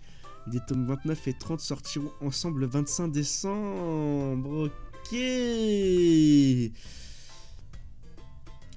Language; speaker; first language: French; native; French